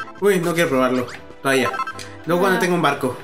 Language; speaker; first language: Spanish; native; Spanish